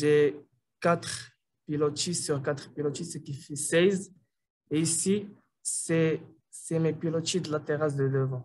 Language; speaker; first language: French; non-native, local second language; Arabic